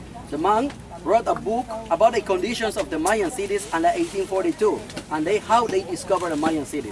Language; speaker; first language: English; non-native, fluent; Spanish